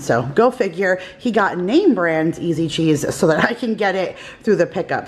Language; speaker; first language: English; native; English